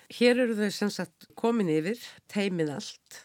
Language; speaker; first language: Icelandic; native; Icelandic